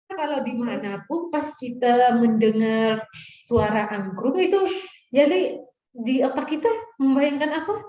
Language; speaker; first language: Indonesian; non-native, fluent; Pattani Malay